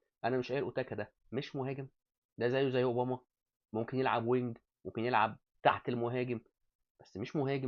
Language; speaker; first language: Arabic; native; Arabic